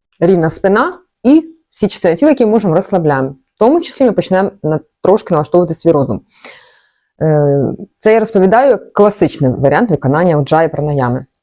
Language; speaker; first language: Ukrainian; non-native, local second language; Russian